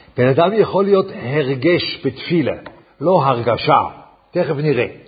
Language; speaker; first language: Hebrew; non-native, fluent; English